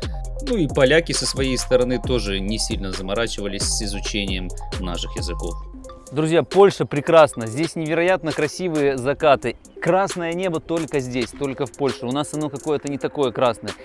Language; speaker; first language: Russian; native; Russian